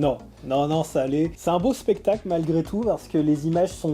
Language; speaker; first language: French; native; French